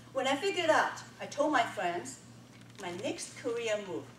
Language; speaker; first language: English; non-native, fluent; Chinese